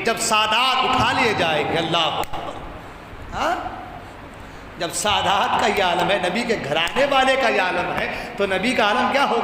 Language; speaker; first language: Urdu; native; Urdu